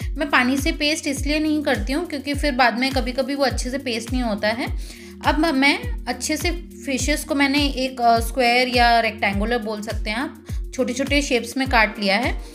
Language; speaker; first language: Hindi; non-native, local second language; Bangla